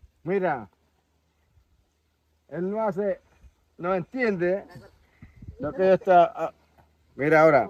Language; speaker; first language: Spanish; non-native, local second language; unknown